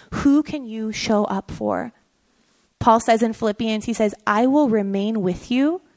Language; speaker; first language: English; early bilingual, other home language; Persian